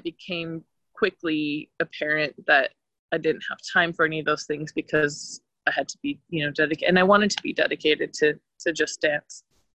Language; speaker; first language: English; native; English